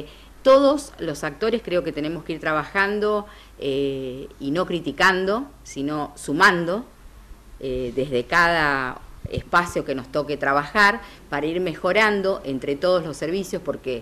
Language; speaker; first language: Spanish; native; Spanish